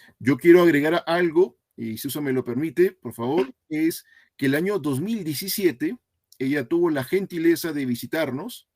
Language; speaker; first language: Spanish; native; Spanish